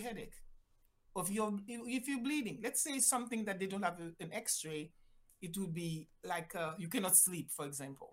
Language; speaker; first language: English; non-native, fluent; Haitian Creole